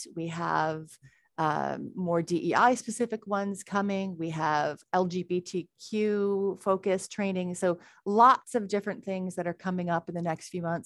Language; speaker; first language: English; native; English